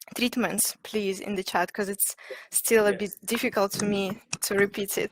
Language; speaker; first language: English; non-native, fluent; Russian